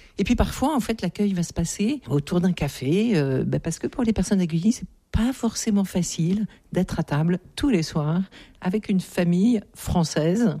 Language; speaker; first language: French; native; French